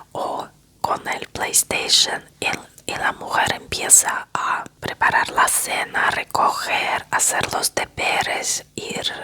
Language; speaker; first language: Spanish; non-native, fluent; Russian